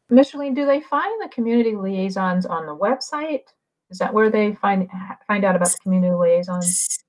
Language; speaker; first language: English; native; English